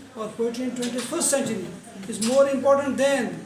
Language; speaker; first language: English; non-native, local second language; Urdu